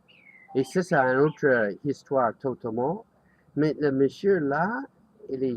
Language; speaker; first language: French; non-native, learner; English